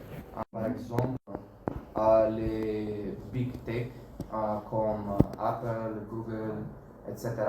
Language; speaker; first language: French; non-native, learner; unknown